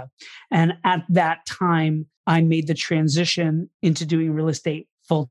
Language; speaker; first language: English; native; English